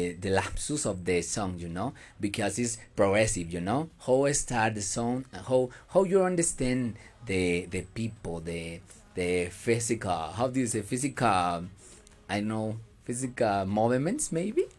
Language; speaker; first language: English; non-native, learner; Spanish